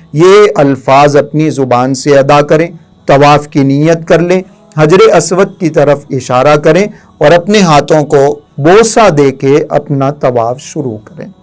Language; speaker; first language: Urdu; native; Urdu